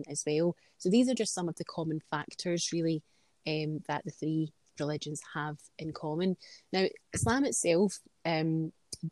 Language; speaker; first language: English; native; English